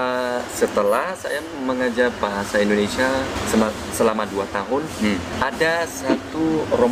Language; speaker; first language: Indonesian; non-native, fluent; Vietnamese